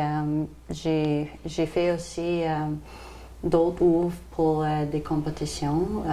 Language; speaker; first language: French; non-native, local second language; English